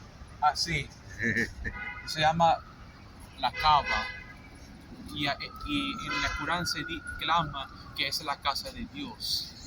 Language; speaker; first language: Spanish; non-native, fluent; English